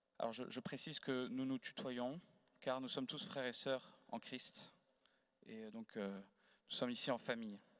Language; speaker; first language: French; native; French